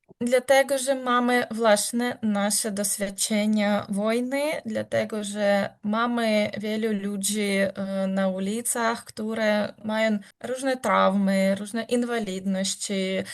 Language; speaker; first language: Polish; non-native, learner; Ukrainian